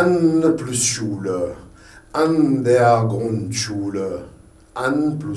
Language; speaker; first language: German; non-native, fluent; Arabic